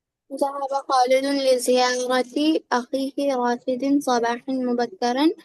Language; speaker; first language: Arabic; non-native, learner; Urdu